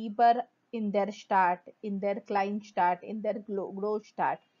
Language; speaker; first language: German; non-native, fluent; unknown